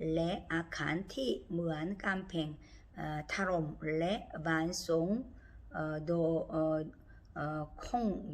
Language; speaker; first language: Thai; non-native, learner; Korean